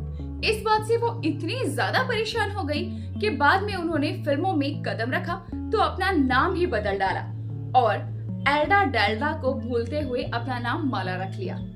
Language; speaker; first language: Hindi; native; Hindi